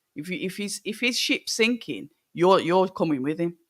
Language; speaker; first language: English; native; English